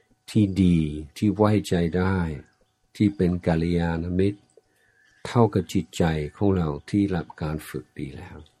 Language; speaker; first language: Thai; non-native, fluent; English